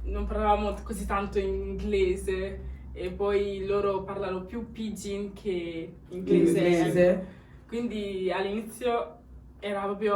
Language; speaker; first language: Italian; early bilingual, other home language; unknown